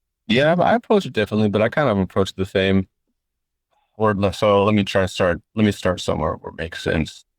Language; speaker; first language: English; native; English